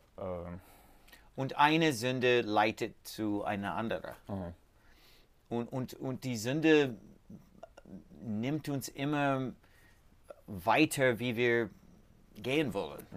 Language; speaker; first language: German; non-native, learner; English